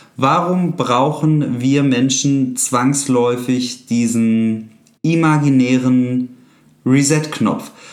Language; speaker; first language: German; native; German